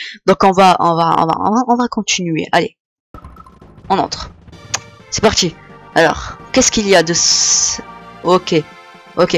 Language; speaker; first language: French; native; French